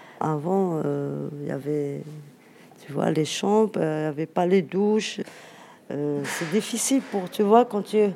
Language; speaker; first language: French; non-native, fluent; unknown